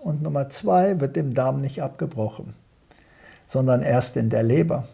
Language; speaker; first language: German; early bilingual, heritage; German